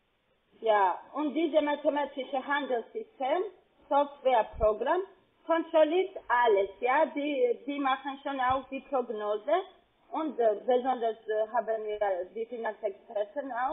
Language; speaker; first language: German; non-native, fluent; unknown